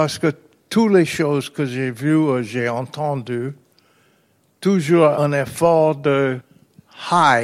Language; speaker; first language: French; non-native, learner; English